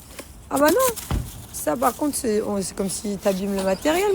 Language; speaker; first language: French; native; French